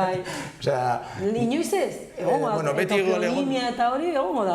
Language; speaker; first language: Basque; non-native, local second language; Spanish